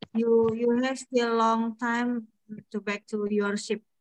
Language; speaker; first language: English; non-native, learner; Indonesian